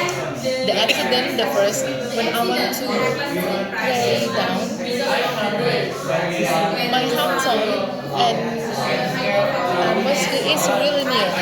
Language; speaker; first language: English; non-native, learner; Indonesian